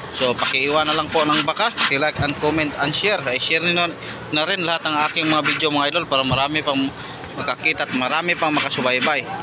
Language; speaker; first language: Filipino; non-native, local second language; Cebuano